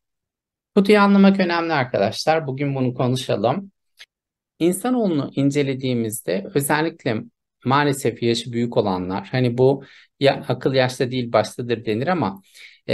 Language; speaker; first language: Turkish; native; Turkish